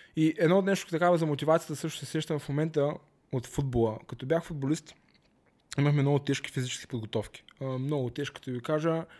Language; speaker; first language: Bulgarian; native; Bulgarian